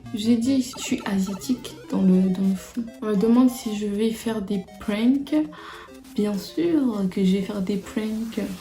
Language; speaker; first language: French; early bilingual, other home language; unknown